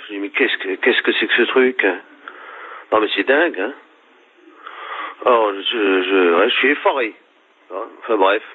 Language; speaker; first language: French; native; French